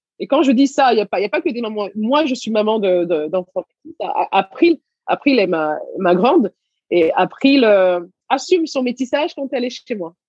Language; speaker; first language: French; early bilingual, other home language; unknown